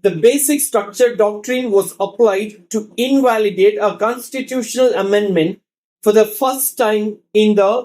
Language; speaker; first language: English; non-native, local second language; Tamil